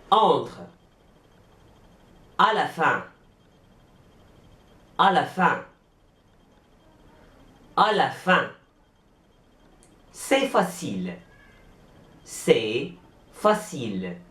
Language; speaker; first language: French; non-native, fluent; Arabic